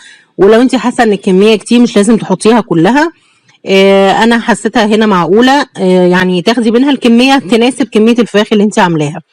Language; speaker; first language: Arabic; native; Arabic